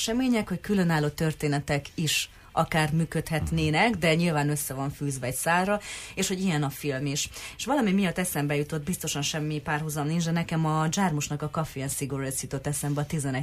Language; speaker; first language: Hungarian; native; Hungarian